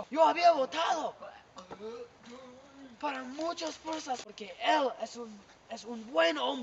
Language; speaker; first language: Spanish; non-native, learner; English